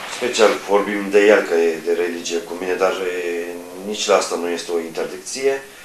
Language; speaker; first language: Romanian; non-native, fluent; Turkish